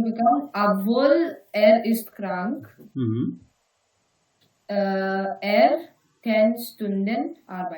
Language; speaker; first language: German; non-native, learner; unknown